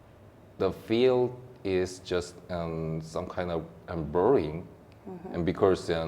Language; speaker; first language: English; non-native, learner; Korean